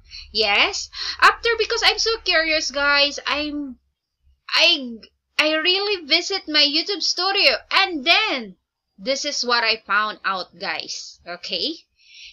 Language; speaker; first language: English; non-native, local second language; Filipino